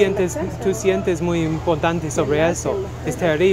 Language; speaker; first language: Spanish; non-native, learner; English